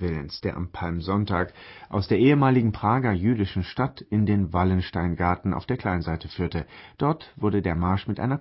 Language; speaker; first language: German; native; German